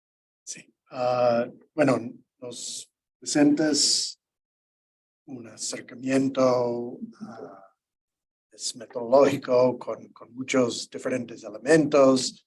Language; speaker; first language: Spanish; non-native, fluent; English